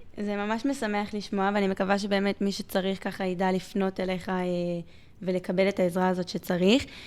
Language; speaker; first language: Hebrew; native; Hebrew